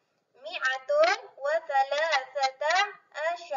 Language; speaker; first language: Arabic; non-native, learner; Malay